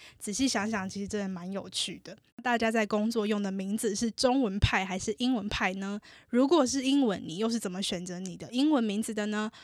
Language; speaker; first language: Chinese; native; Chinese